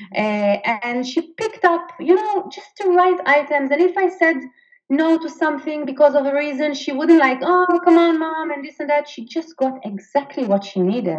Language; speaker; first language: English; non-native, fluent; Hebrew